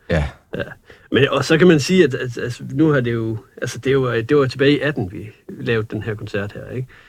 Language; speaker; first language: Danish; native; Danish